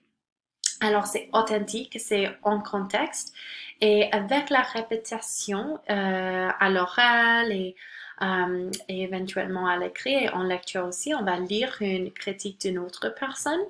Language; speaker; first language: French; non-native, local second language; English